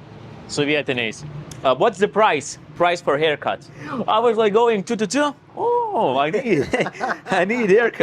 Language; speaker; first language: English; non-native, learner; Lithuanian